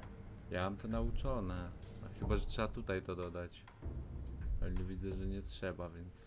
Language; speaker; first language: Polish; native; Polish